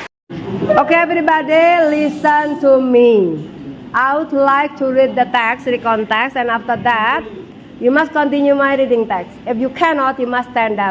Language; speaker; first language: English; non-native, fluent; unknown